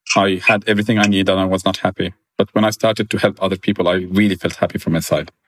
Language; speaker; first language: English; non-native, fluent; Arabic